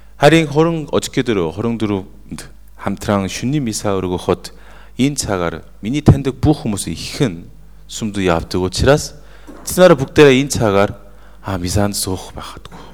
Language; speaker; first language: Mongolian; non-native, fluent; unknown